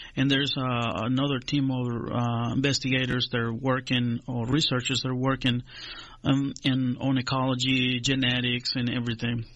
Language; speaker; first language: English; non-native, fluent; Spanish